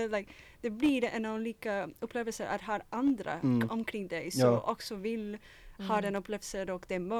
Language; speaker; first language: Swedish; non-native, fluent; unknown